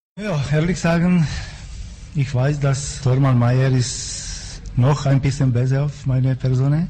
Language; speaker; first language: German; non-native, learner; Czech